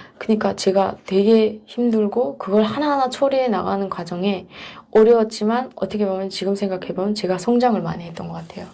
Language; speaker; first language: Korean; native; Korean